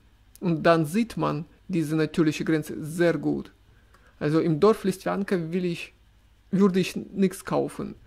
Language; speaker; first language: German; non-native, fluent; Russian